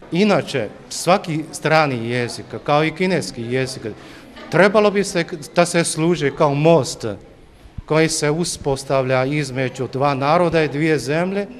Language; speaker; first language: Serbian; non-native, fluent; Chinese